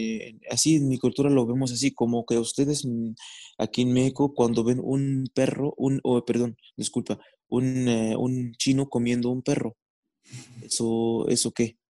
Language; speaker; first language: Spanish; non-native, fluent; Arabic